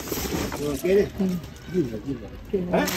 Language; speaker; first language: Spanish; non-native, learner; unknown